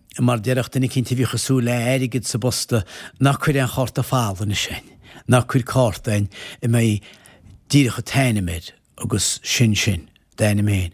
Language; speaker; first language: Irish; native; Irish